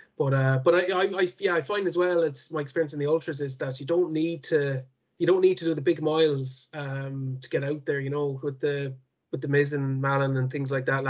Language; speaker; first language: English; native; English